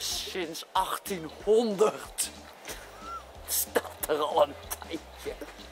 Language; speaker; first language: Dutch; native; Dutch